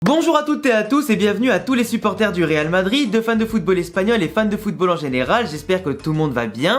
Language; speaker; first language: French; native; French